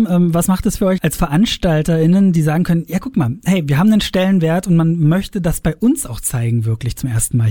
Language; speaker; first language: German; native; German